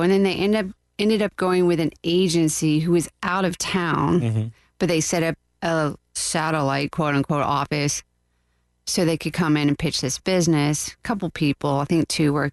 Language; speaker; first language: English; native; English